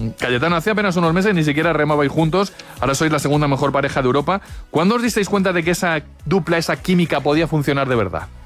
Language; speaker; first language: Spanish; native; Spanish